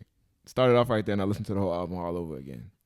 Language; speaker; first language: English; native; English